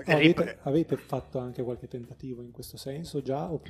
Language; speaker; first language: Italian; native; Italian